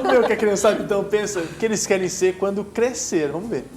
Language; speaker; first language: Portuguese; native; Portuguese